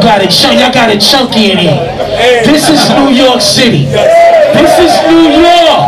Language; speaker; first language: English; native; English